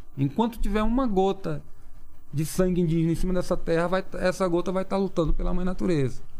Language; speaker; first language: Portuguese; non-native, local second language; Kayapó